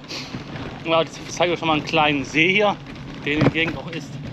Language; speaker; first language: German; native; German